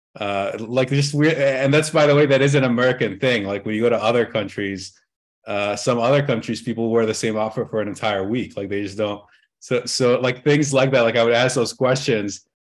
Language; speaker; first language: English; early bilingual, other home language; Arabic